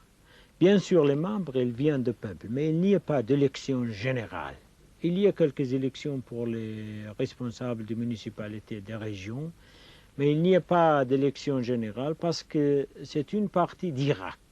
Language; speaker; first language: French; non-native, fluent; Kurdish